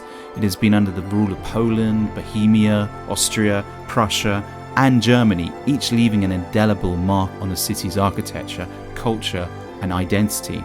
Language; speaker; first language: English; native; English